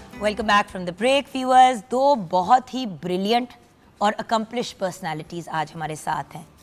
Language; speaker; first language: Urdu; native; Urdu